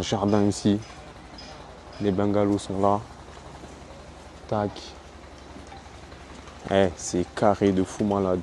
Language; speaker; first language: French; native; French